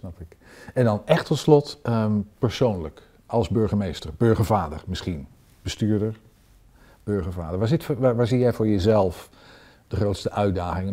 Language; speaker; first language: Dutch; native; Dutch